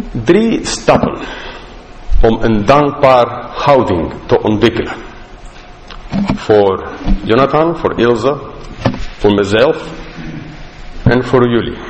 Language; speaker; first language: Dutch; non-native, fluent; English